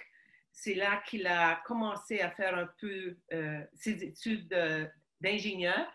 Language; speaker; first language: French; early bilingual, other home language; Ukrainian